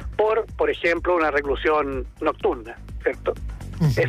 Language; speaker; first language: Spanish; native; Spanish